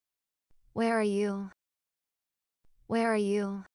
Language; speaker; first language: English; non-native, fluent; Portuguese